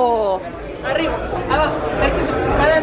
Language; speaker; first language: Spanish; non-native, learner; Russian